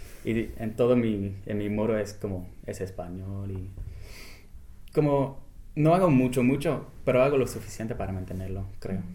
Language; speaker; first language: Spanish; non-native, fluent; English